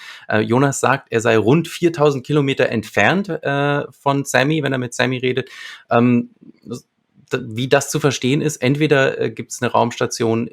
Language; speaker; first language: German; native; German